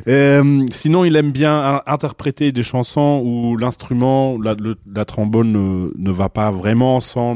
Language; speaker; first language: French; non-native, fluent; German